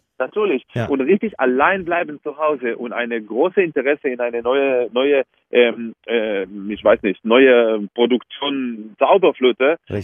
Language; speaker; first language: German; non-native, fluent; Hebrew